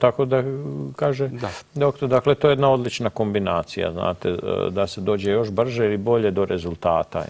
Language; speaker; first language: Croatian; native; Croatian